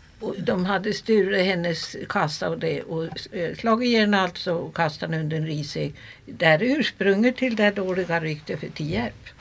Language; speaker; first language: Swedish; native; Swedish